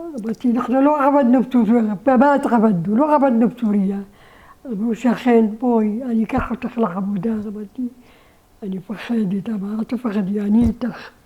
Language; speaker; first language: Hebrew; non-native, learner; Arabic